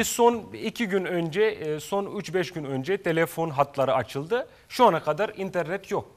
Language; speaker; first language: Turkish; non-native, fluent; Kashmiri